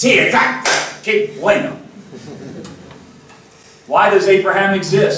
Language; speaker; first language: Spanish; non-native, learner; English